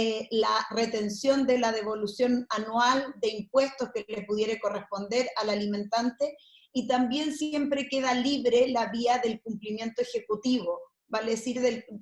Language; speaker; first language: Spanish; native; Spanish